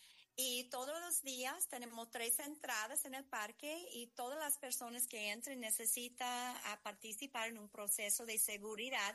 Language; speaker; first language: Spanish; non-native, learner; English